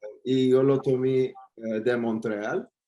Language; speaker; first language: Spanish; non-native, fluent; Turkish